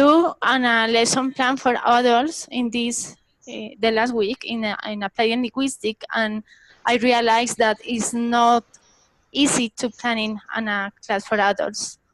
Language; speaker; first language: English; non-native, fluent; Spanish